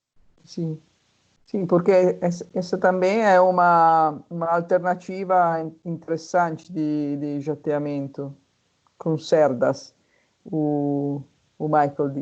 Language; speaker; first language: Portuguese; non-native, fluent; Italian